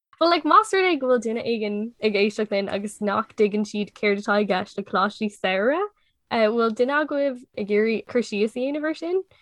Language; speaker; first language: Irish; non-native, local second language; English